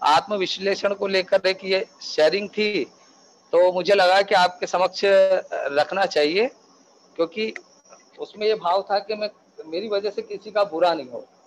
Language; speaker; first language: Hindi; native; Hindi